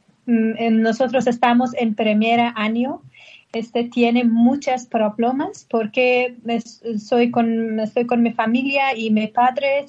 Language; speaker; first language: Spanish; non-native, learner; Persian